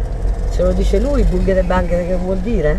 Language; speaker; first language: Italian; native; Italian